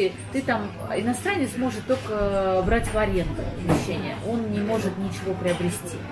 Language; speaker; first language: Russian; native; Russian